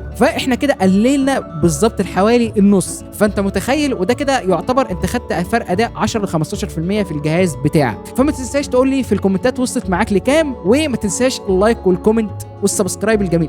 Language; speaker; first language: Arabic; native; Arabic